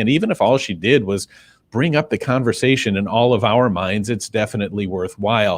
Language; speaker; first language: English; native; English